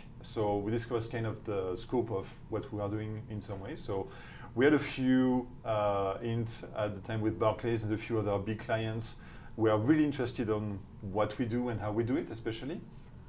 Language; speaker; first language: English; non-native, fluent; French